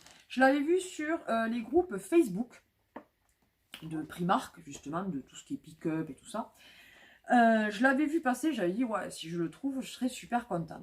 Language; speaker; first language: French; native; French